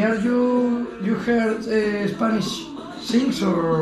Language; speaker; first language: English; non-native, learner; Spanish